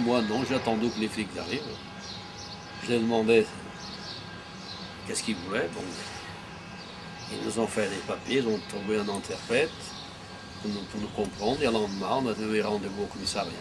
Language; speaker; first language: French; non-native, fluent; Portuguese